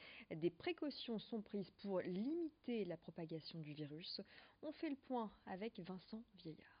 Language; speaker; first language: French; native; French